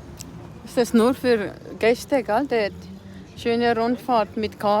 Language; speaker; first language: German; non-native, learner; Cebuano